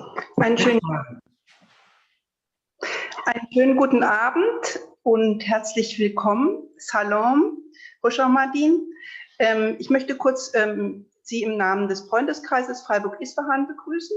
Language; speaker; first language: German; native; German